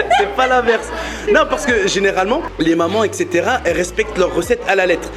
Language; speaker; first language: French; early bilingual, other home language; Arabic